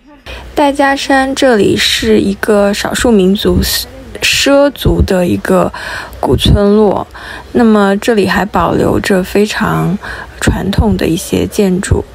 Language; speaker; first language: Chinese; native; Chinese